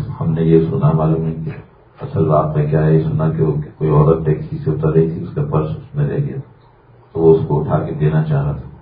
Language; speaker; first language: Urdu; native; Urdu